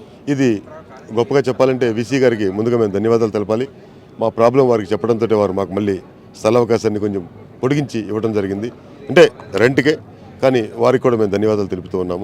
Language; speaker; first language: Telugu; native; Telugu